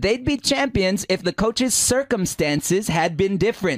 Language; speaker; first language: English; native; English